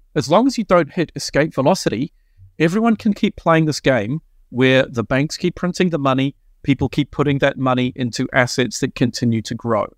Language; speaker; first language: English; native; English